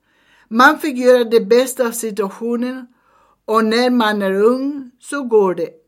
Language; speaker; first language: Swedish; early bilingual, heritage; Swedish